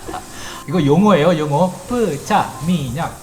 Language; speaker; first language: Korean; non-native, fluent; Malay